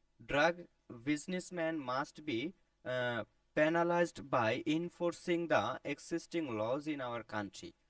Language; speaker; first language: English; non-native, local second language; Bangla